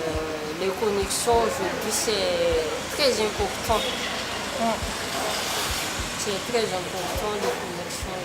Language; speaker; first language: French; non-native, local second language; Malagasy